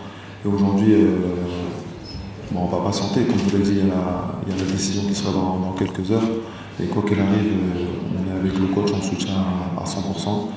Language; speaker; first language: French; native; French